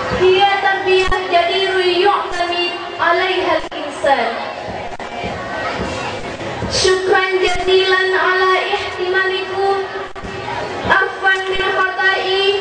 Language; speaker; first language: Arabic; non-native, learner; Indonesian